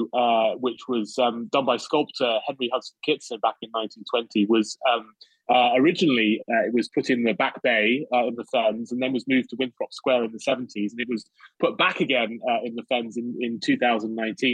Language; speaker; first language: English; native; English